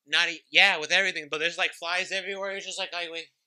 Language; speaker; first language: English; early bilingual, other home language; Spanish